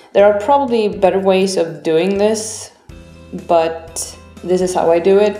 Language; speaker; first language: English; non-native, fluent; Swedish